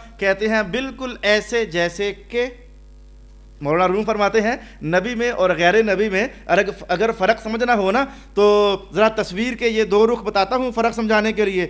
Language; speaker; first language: Urdu; non-native, local second language; Punjabi